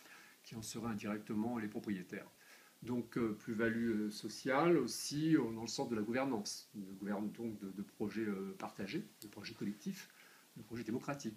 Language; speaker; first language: French; native; French